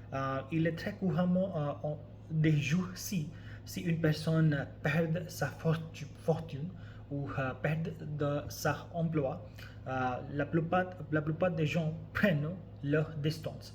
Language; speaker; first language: French; non-native, learner; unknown